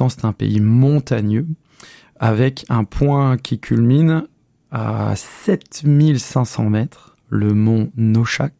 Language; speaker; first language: French; native; French